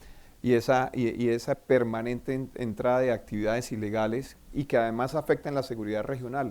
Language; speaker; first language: Spanish; native; Spanish